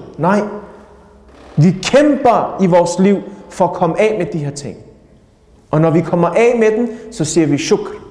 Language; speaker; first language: Danish; early bilingual, other home language; Urdu